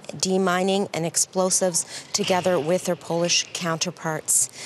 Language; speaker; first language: English; native; English